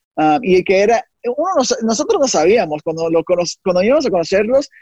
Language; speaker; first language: Spanish; early bilingual, heritage; Spanish